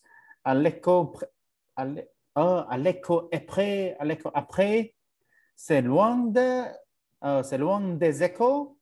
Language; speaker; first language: French; non-native, learner; English